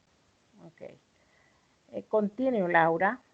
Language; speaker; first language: English; non-native, learner; Spanish